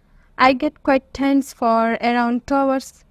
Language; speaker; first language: English; non-native, learner; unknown